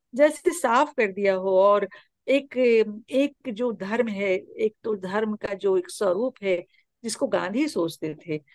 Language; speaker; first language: Hindi; native; Hindi